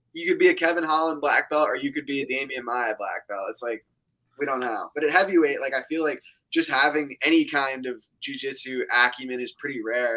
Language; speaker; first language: English; native; English